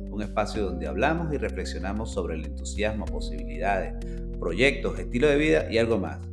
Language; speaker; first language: Spanish; native; Spanish